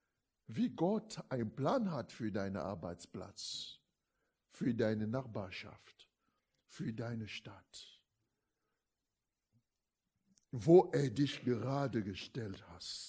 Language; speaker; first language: German; non-native, fluent; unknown